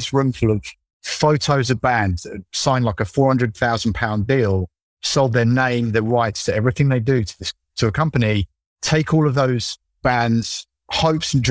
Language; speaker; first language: English; native; English